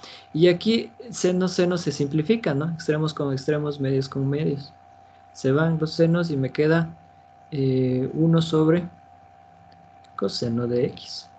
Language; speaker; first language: Spanish; native; Spanish